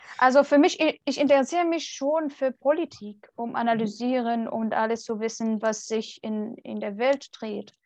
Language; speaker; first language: German; non-native, fluent; Arabic